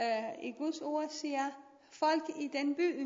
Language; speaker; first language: Danish; non-native, learner; Persian